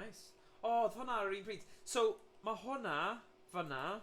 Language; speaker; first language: Welsh; native; Welsh